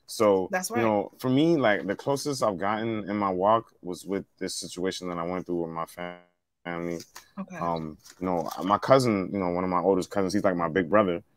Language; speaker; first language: English; native; English